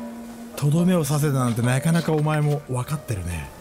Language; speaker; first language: Japanese; native; Japanese